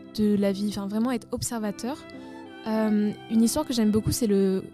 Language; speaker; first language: French; native; French